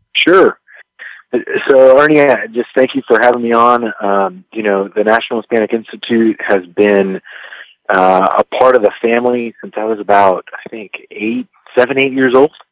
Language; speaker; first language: English; early bilingual, other home language; Spanish